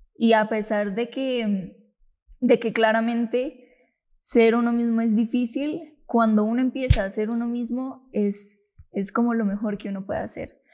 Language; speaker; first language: Spanish; native; Spanish